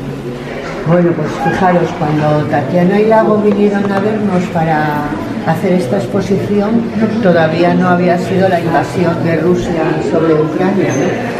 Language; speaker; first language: Spanish; native; Spanish